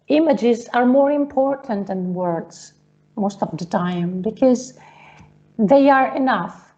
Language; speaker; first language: English; non-native, fluent; Italian